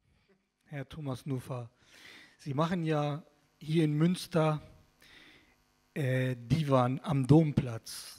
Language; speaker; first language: German; non-native, fluent; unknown